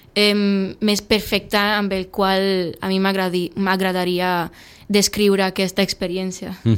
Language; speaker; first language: Catalan; early bilingual, other home language; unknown